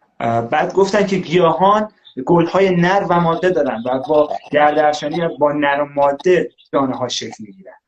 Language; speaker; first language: Persian; native; Persian